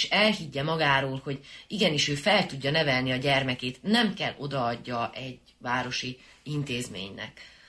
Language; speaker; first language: Hungarian; native; Hungarian